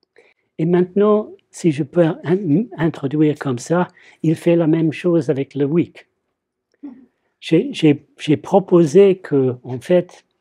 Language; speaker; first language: French; non-native, fluent; English